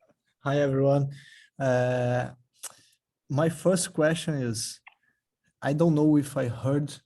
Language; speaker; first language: English; non-native, fluent; Portuguese